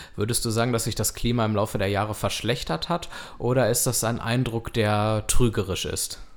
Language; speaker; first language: German; native; German